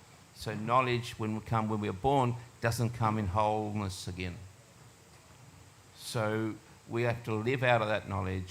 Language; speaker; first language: English; native; English